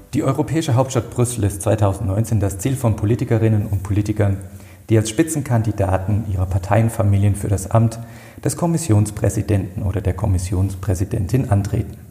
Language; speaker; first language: German; native; German